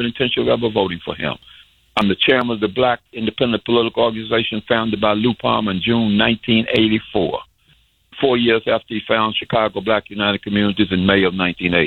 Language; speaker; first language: English; native; English